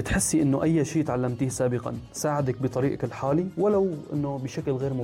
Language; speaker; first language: Arabic; native; Arabic